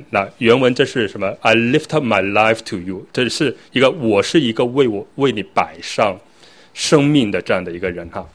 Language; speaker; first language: Chinese; native; Chinese